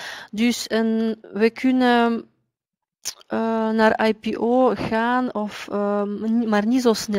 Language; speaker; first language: Dutch; non-native, fluent; Russian